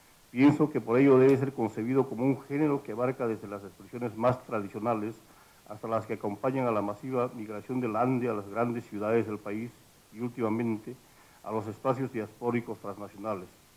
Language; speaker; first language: Spanish; native; Spanish